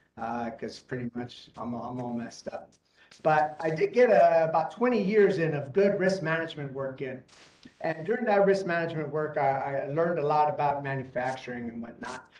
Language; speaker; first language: English; native; English